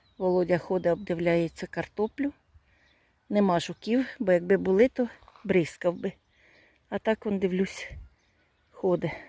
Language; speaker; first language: Ukrainian; native; Ukrainian